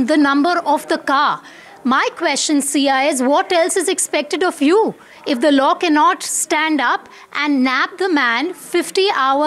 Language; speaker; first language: English; non-native, local second language; Hindi